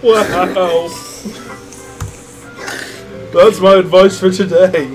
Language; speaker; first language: English; native; English